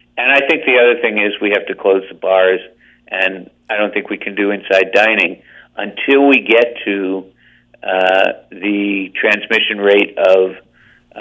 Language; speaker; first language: English; native; English